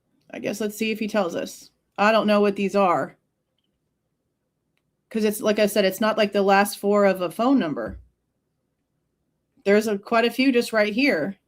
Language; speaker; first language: English; native; English